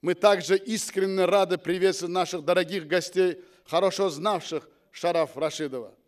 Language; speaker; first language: Russian; non-native, local second language; Uzbek